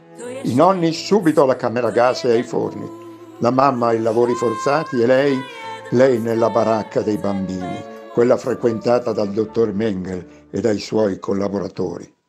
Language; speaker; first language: Italian; native; Italian